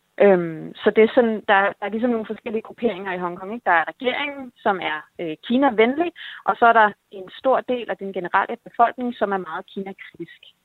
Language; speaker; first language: Danish; native; Danish